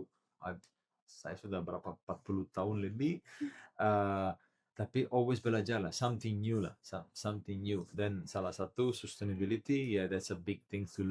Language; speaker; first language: Indonesian; non-native, learner; Italian